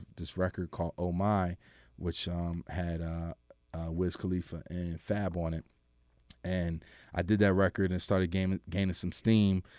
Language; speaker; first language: English; native; English